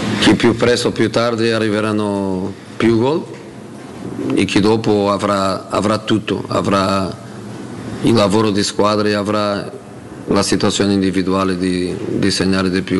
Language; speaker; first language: Italian; non-native, fluent; Portuguese